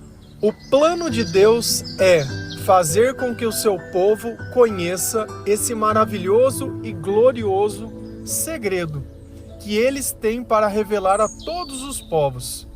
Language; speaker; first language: Portuguese; native; Portuguese